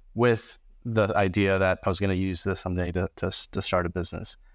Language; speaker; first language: English; early bilingual, other home language; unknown